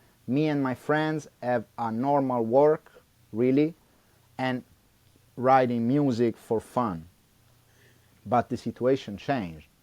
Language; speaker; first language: English; non-native, learner; Italian